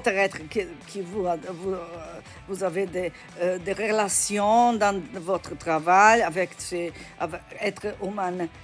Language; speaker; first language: French; non-native, learner; Italian